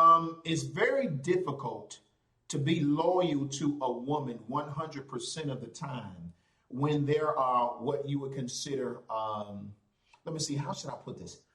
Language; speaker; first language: English; native; English